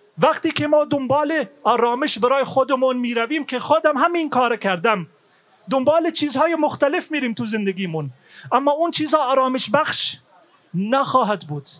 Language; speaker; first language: Persian; non-native, fluent; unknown